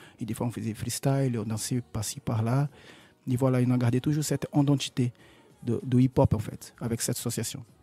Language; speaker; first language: French; non-native, fluent; Portuguese